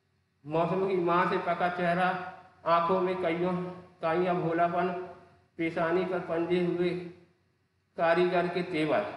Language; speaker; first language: Hindi; native; Hindi